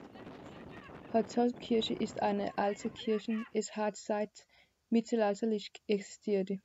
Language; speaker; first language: German; non-native, learner; Danish